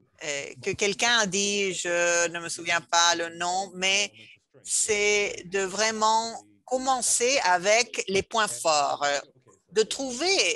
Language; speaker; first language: French; non-native, fluent; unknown